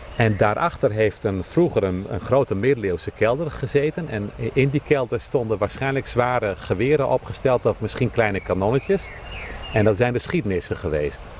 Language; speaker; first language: Dutch; native; Dutch